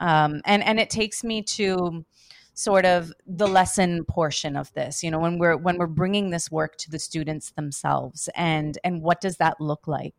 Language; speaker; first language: English; native; English